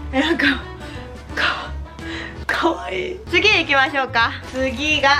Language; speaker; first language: Japanese; native; Japanese